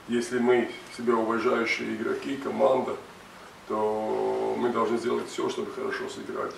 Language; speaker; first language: Russian; non-native, fluent; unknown